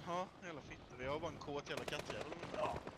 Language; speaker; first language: Swedish; native; Swedish